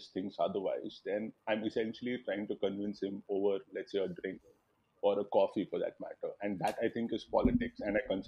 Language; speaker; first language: English; non-native, local second language; Telugu